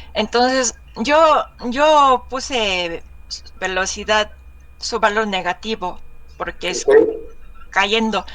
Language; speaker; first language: Spanish; non-native, learner; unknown